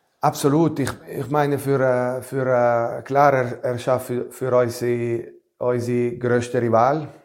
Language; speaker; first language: German; non-native, fluent; Italian